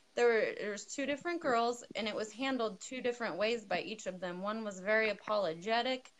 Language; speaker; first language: English; native; English